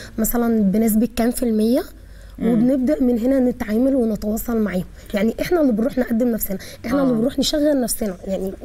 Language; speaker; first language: Egyptian Arabic; native; Egyptian Arabic